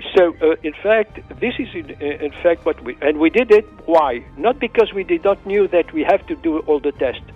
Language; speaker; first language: English; non-native, fluent; Arabic